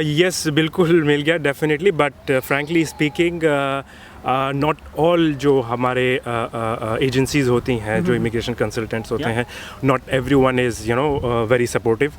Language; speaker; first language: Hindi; early bilingual, heritage; Hindi